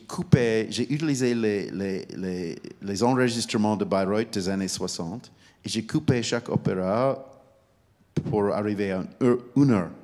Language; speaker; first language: French; non-native, fluent; English